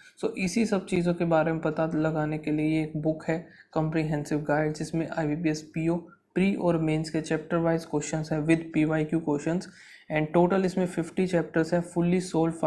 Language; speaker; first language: Hindi; native; Hindi